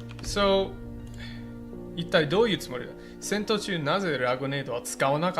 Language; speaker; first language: Japanese; non-native, fluent; English